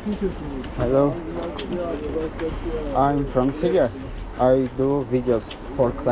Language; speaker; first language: English; non-native, learner; Armenian